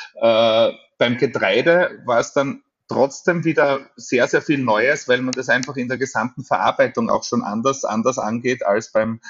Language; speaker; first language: German; native; German